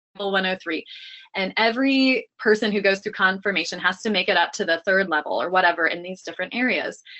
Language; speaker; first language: English; native; English